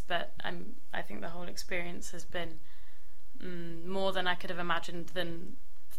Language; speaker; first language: English; native; English